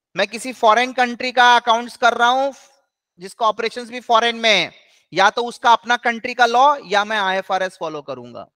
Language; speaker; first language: Hindi; native; Hindi